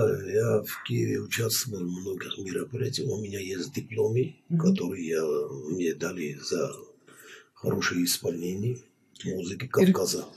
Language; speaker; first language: Russian; non-native, fluent; Armenian